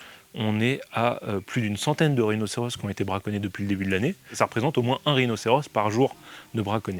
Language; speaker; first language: French; native; French